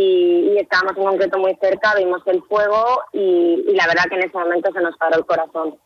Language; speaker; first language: Spanish; native; Spanish